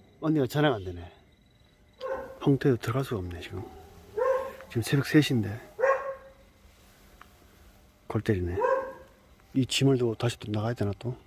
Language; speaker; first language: Korean; native; Korean